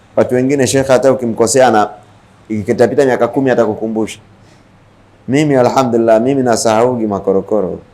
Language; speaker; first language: Swahili; native; Swahili